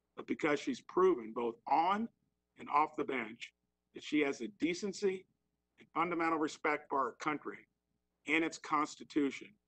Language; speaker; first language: English; native; English